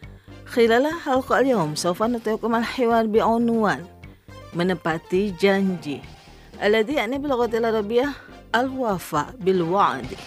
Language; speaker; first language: Arabic; non-native, fluent; Indonesian